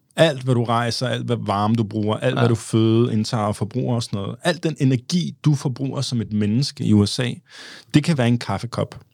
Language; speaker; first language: Danish; early bilingual, other home language; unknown